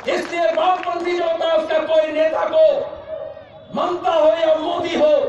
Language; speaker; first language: Hindi; non-native, local second language; Bangla